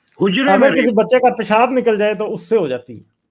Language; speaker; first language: Urdu; native; Urdu